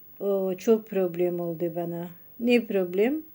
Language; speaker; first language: Turkish; non-native, learner; Russian